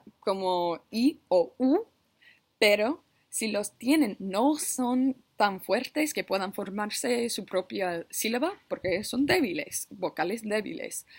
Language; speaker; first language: Spanish; non-native, learner; English